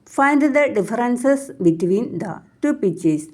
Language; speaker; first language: English; non-native, local second language; Malayalam